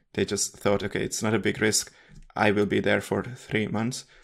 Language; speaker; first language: English; non-native, fluent; Hungarian